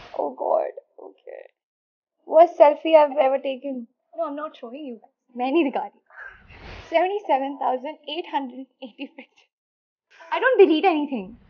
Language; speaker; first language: English; non-native, local second language; Hindi